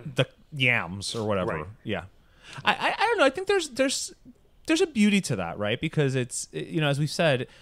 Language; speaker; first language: English; early bilingual, other home language; Spanish